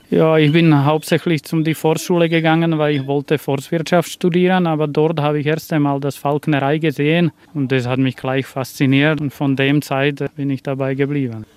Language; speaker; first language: German; non-native, learner; Slovak